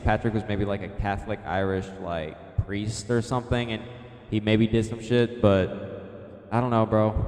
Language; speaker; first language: English; native; English